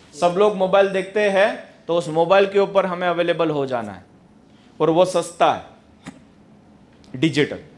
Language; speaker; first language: Hindi; non-native, local second language; Gujarati